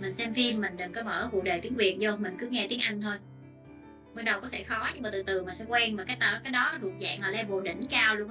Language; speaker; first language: Vietnamese; native; Vietnamese